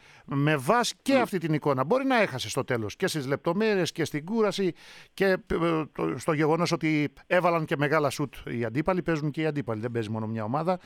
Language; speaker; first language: Greek; native; Greek